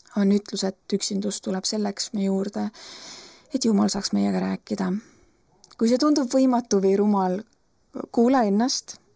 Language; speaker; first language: Estonian; native; Estonian